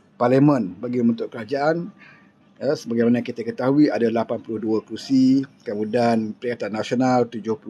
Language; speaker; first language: Malay; native; Malay